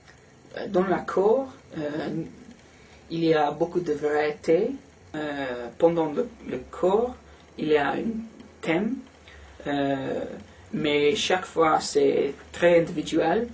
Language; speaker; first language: French; non-native, learner; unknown